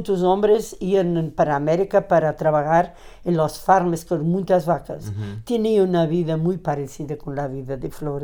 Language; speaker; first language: Spanish; non-native, fluent; Portuguese